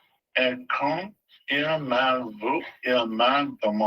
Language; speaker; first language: French; non-native, learner; English